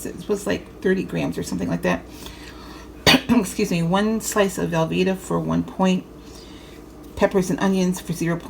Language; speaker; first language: English; native; English